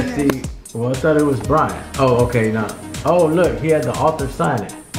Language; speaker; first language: English; native; English